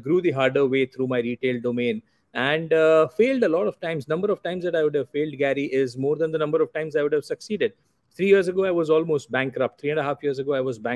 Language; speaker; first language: English; non-native, local second language; Gujarati